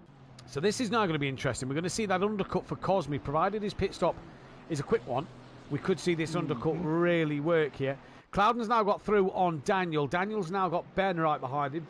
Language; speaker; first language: English; native; English